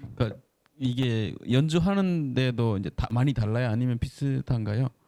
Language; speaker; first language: Korean; non-native, fluent; Bangla